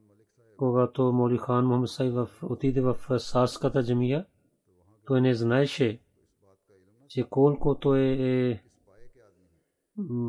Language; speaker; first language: Bulgarian; non-native, learner; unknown